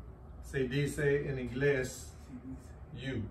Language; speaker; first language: Spanish; non-native, learner; English